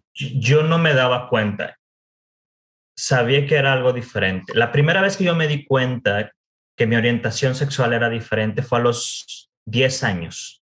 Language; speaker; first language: Spanish; native; Spanish